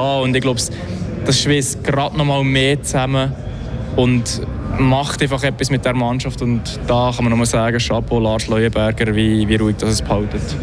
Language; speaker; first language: German; native; German